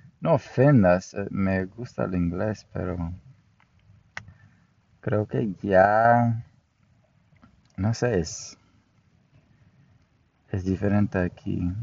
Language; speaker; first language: Spanish; non-native, fluent; English